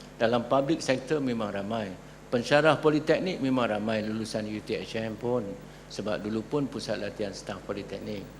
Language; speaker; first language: Malay; native; Malay